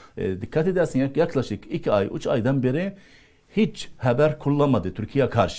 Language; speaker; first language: Turkish; non-native, fluent; Arabic